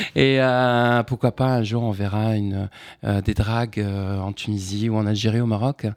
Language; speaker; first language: French; non-native, local second language; Arabic